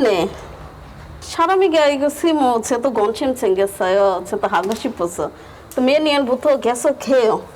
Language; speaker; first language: Korean; non-native, local second language; Bangla